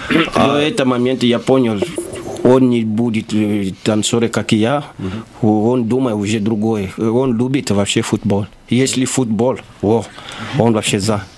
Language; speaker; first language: Russian; non-native, learner; Lingala